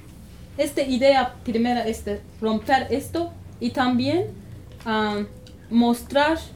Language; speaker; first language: Spanish; non-native, learner; Kurdish